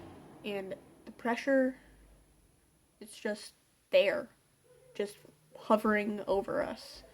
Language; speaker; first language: English; native; English